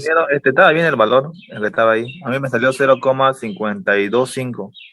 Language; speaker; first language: Spanish; native; Spanish